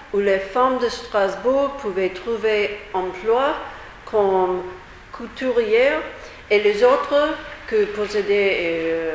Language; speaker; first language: French; non-native, fluent; English